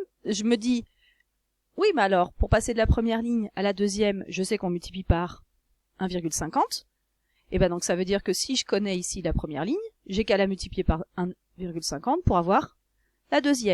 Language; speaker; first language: French; native; French